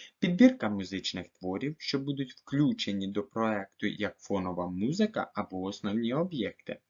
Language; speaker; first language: Ukrainian; native; Ukrainian